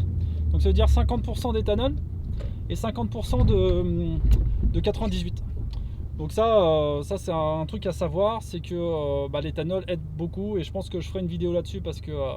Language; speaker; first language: French; native; French